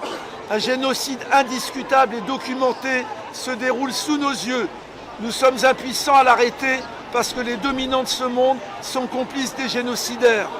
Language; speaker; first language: French; native; French